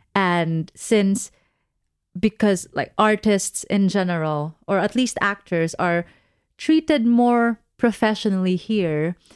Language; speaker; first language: English; non-native, local second language; Filipino